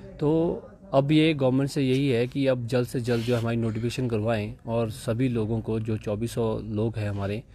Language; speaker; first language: Hindi; native; Hindi